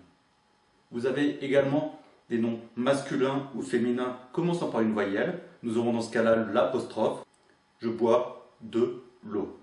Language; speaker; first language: French; native; French